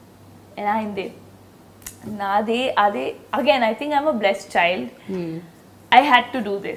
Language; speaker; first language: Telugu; non-native, local second language; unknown